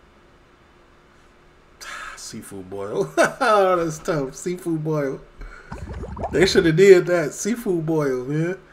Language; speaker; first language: English; native; English